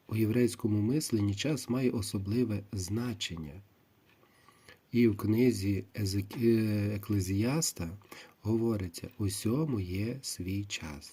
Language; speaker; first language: Ukrainian; native; Ukrainian